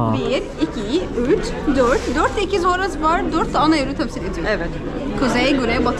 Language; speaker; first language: Turkish; non-native, learner; Arabic